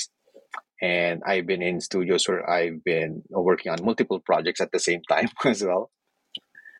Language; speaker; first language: English; non-native, local second language; Filipino